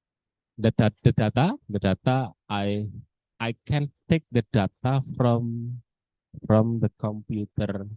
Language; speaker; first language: English; non-native, learner; Indonesian